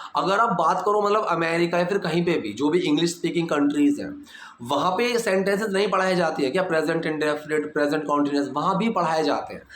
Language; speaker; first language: Hindi; native; Hindi